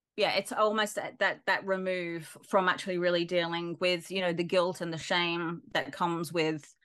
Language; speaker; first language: English; native; English